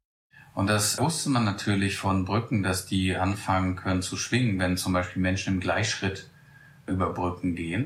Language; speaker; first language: German; native; German